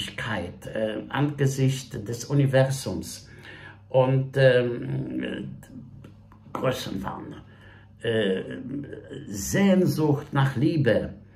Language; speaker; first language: German; non-native, fluent; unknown